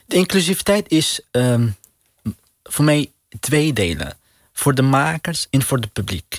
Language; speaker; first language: Dutch; non-native, learner; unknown